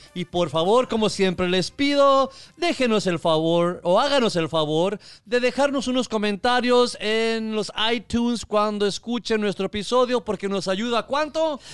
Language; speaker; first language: Spanish; early bilingual, heritage; Spanish